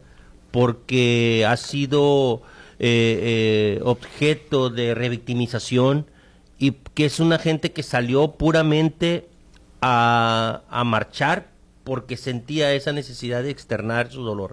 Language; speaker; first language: Spanish; native; Spanish